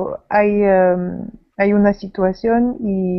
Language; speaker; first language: Spanish; non-native, learner; French